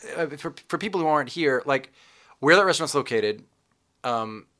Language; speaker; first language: English; native; English